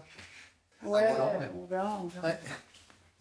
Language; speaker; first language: French; native; French